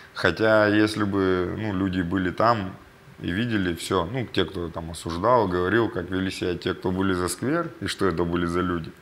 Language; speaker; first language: Russian; native; Russian